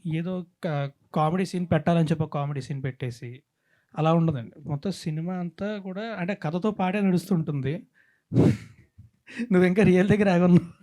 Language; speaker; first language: Telugu; native; Telugu